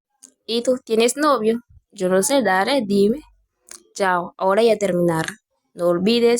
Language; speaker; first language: Spanish; non-native, learner; Haitian Creole